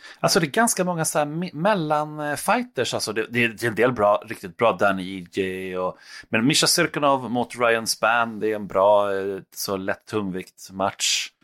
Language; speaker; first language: Swedish; native; Swedish